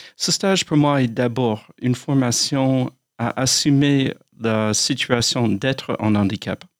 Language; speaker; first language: French; non-native, fluent; English